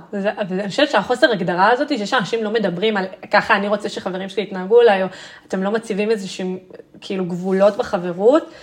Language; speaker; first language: Hebrew; early bilingual, other home language; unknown